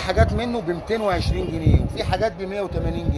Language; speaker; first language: Arabic; native; Arabic